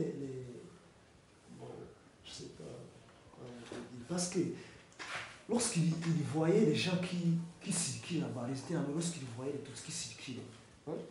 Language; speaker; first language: French; non-native, learner; Kinyarwanda